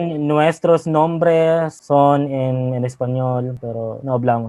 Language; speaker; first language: Spanish; non-native, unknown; Filipino